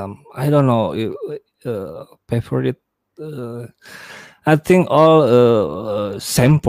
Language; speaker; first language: English; non-native, learner; Indonesian